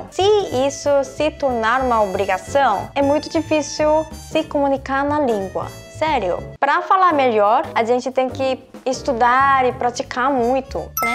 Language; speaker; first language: Portuguese; non-native, fluent; Korean